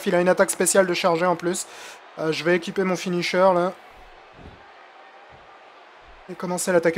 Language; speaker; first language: French; native; French